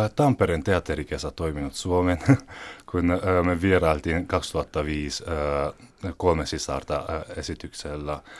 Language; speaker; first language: Finnish; non-native, fluent; Hungarian